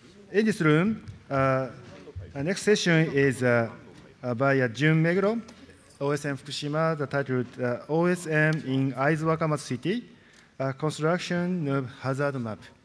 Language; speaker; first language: English; non-native, learner; Japanese